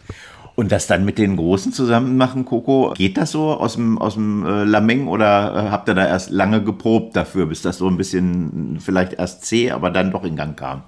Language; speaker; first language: German; native; German